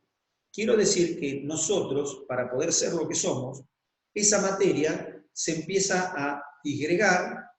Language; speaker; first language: Spanish; native; Spanish